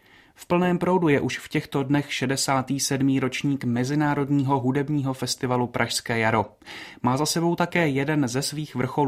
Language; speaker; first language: Czech; native; Czech